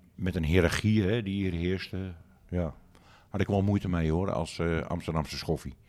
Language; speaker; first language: Dutch; native; Dutch